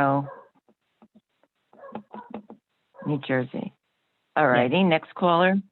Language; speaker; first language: English; native; English